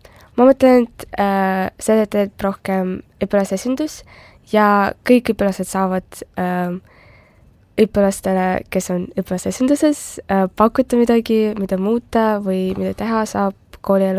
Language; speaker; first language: Estonian; non-native, local second language; Russian